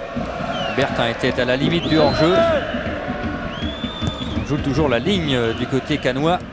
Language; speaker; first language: French; native; French